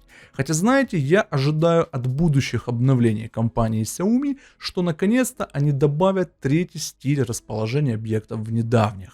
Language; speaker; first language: Russian; native; Russian